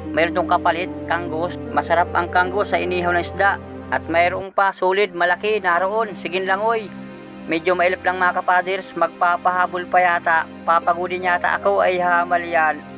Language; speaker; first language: Filipino; non-native, local second language; Bikol